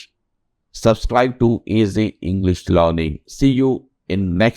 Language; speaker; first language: English; non-native, local second language; Telugu